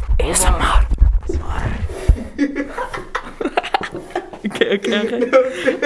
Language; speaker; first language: French; non-native, local second language; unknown